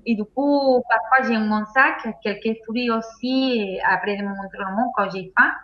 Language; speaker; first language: French; non-native, fluent; Spanish